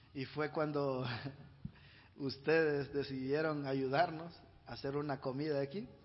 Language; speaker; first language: Spanish; native; Spanish